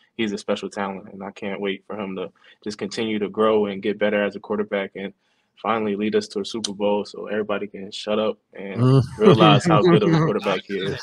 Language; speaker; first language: English; native; English